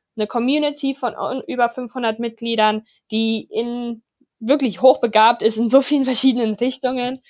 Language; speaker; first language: German; non-native, fluent; English